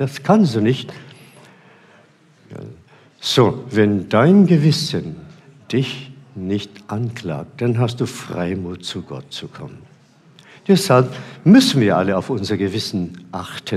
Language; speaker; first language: German; non-native, fluent; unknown